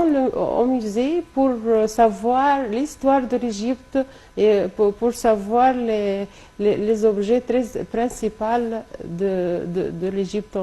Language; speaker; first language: French; non-native, local second language; Arabic